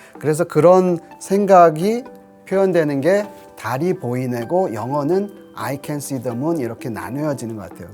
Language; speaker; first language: Korean; native; Korean